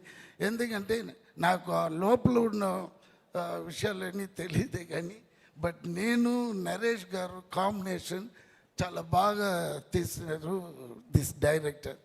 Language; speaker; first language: Telugu; non-native, learner; Tamil